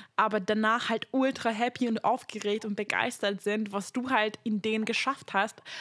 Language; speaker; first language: German; non-native, fluent; Hungarian